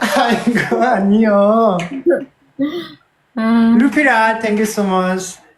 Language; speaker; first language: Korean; non-native, learner; Nepali